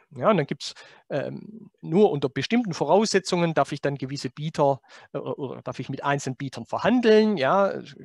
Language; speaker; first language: German; native; German